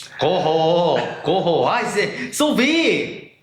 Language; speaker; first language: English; non-native, learner; Korean